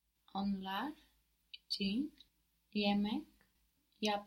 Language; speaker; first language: Turkish; non-native, learner; English